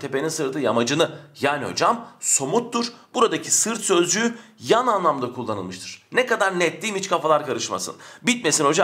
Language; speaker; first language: Turkish; native; Turkish